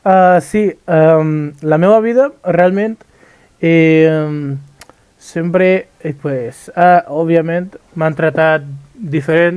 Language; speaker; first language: Catalan; early bilingual, other home language; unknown